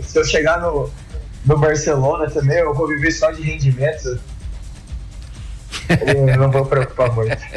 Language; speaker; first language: Portuguese; native; Portuguese